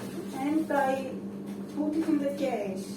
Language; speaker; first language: English; non-native, learner; Greek